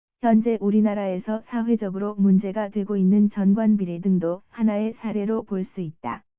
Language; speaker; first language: Korean; native; Korean